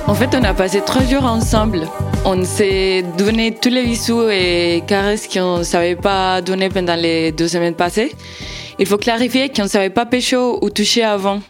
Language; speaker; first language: French; non-native, fluent; Spanish